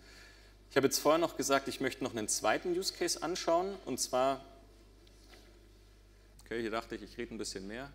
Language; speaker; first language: German; native; German